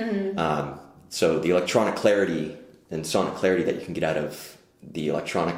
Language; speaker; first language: English; native; English